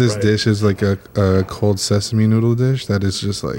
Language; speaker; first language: English; native; English